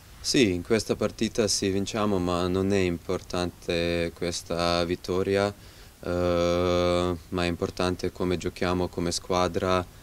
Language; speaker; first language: Italian; non-native, learner; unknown